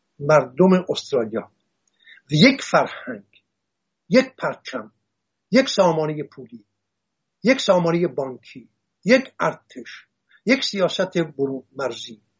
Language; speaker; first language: Persian; non-native, local second language; Assyrian Neo-Aramaic